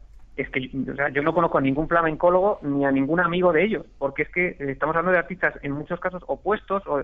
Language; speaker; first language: Spanish; native; Spanish